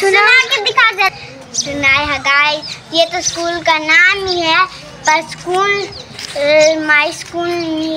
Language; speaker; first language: Hindi; non-native, local second language; Saraiki